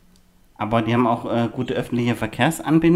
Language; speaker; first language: German; native; German